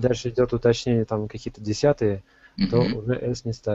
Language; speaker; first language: Russian; native; Russian